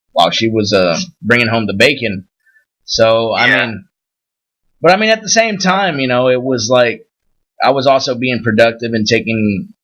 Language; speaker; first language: English; native; English